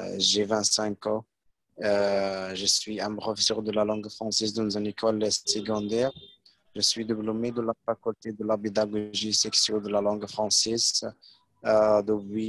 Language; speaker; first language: French; non-native, fluent; Arabic